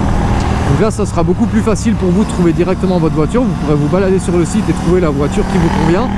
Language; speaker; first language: French; native; French